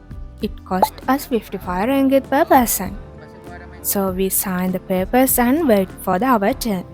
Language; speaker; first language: English; non-native, fluent; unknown